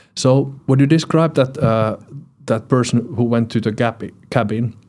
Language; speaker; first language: English; non-native, fluent; Finnish